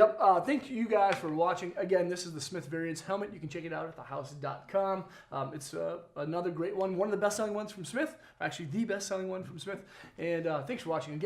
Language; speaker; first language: English; native; English